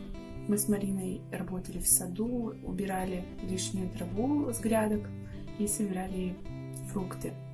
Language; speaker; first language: Russian; native; Russian